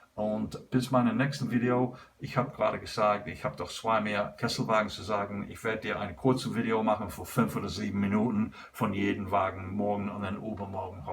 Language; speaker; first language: German; non-native, learner; English